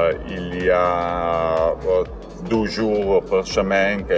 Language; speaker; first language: French; non-native, learner; Italian